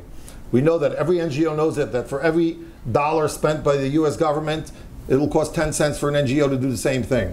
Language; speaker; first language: English; native; English